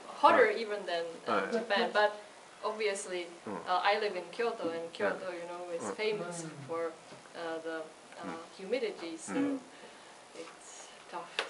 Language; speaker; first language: English; non-native, fluent; Czech